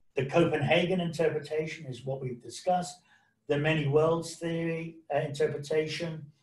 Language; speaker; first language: English; native; English